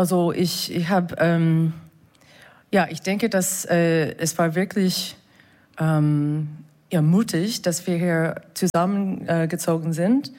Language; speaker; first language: German; non-native, fluent; English